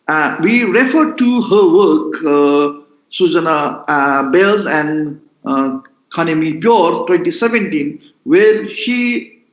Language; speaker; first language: English; non-native, local second language; Nepali